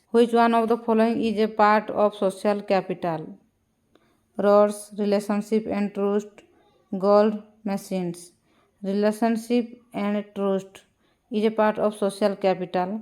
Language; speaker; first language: English; non-native, local second language; Odia